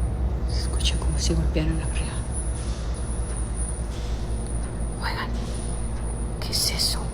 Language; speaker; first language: Spanish; native; Spanish